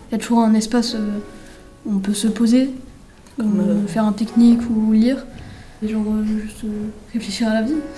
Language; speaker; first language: French; native; French